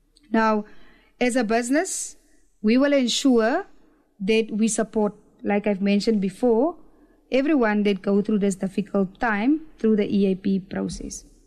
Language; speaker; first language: English; non-native, local second language; Afrikaans